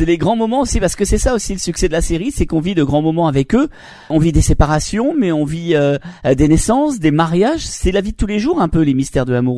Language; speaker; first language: French; native; French